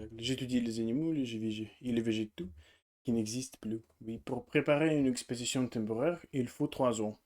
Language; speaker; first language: French; non-native, learner; Russian